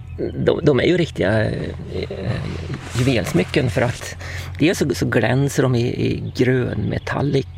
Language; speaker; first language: Swedish; native; Swedish